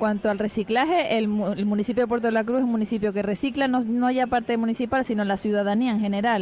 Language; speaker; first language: Spanish; native; Spanish